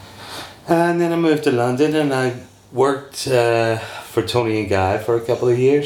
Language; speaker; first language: English; native; English